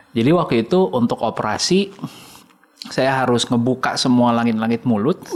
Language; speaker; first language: Indonesian; native; Indonesian